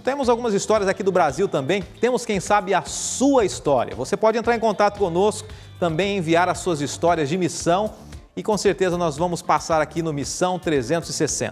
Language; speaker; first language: Portuguese; native; Portuguese